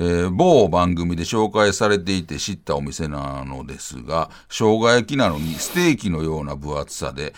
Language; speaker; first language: Japanese; native; Japanese